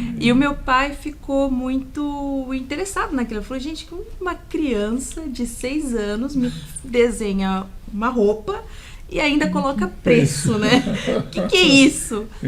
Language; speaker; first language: Portuguese; native; Portuguese